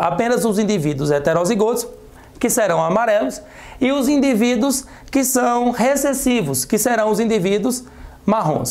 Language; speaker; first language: Portuguese; native; Portuguese